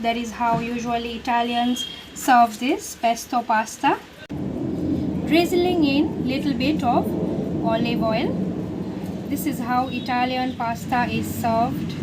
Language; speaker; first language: English; non-native, local second language; Gujarati